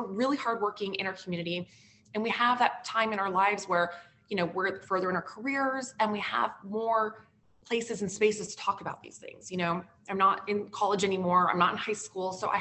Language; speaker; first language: English; native; English